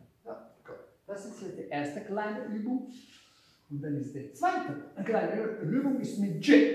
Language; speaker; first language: German; non-native, fluent; Hungarian